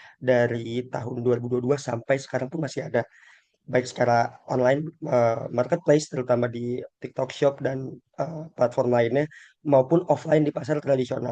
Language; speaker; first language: Indonesian; native; Indonesian